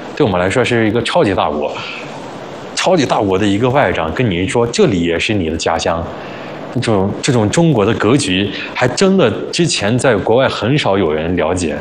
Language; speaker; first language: Chinese; early bilingual, other home language; Arabic